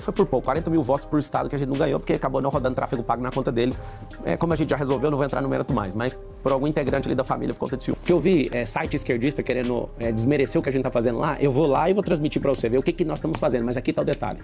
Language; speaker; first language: Portuguese; native; Portuguese